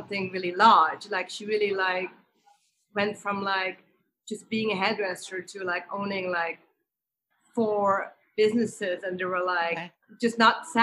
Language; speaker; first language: English; non-native, fluent; Dutch